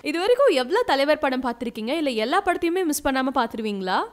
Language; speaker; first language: Tamil; native; Tamil